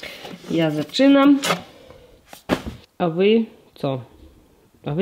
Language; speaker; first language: Polish; non-native, fluent; Russian